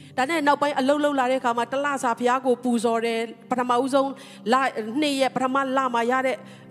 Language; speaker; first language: Burmese; non-native, local second language; Tedim Chin